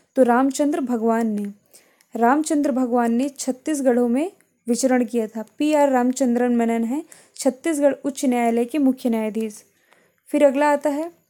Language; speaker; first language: Hindi; native; Hindi